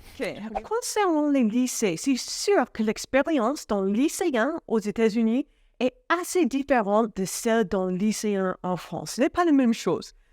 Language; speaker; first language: French; non-native, fluent; English